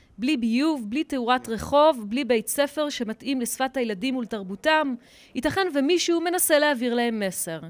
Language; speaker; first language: Hebrew; native; Hebrew